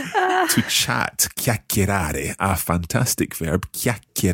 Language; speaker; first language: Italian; non-native, fluent; English